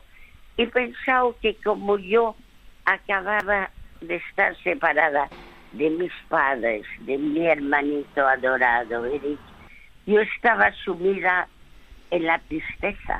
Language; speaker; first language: Spanish; early bilingual, other home language; French